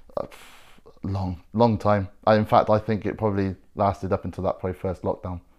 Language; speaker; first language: English; native; English